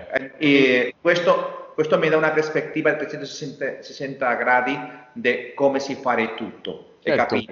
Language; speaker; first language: Italian; non-native, learner; Spanish